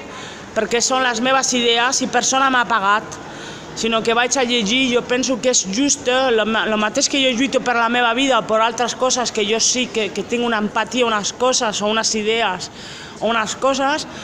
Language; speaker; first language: Catalan; non-native, local second language; Spanish